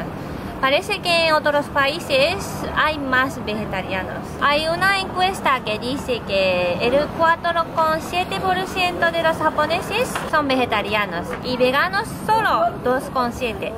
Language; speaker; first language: Spanish; non-native, learner; Japanese